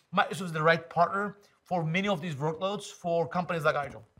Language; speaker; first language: English; non-native, fluent; Turkish